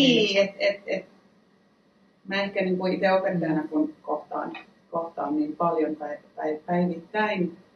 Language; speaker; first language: Finnish; native; Finnish